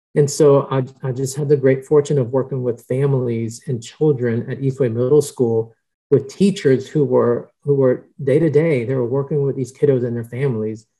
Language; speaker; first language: English; early bilingual, other home language; Spanish